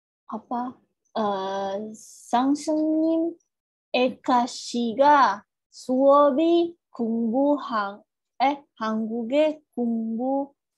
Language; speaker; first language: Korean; non-native, learner; Indonesian